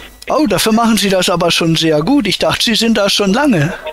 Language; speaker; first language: German; native; German